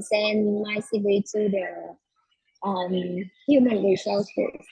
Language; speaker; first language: English; non-native, learner; Vietnamese